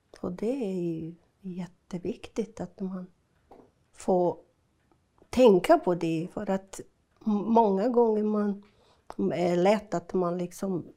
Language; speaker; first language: Swedish; non-native, fluent; Portuguese